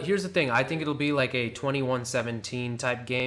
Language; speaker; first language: English; native; English